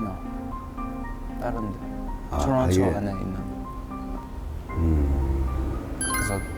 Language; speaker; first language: Korean; early bilingual, heritage; English